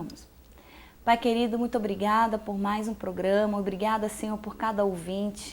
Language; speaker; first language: Portuguese; native; Portuguese